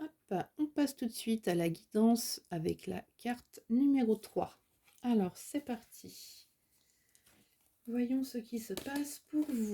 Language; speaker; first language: French; native; French